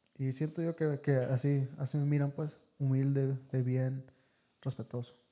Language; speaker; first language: Spanish; early bilingual, heritage; Spanish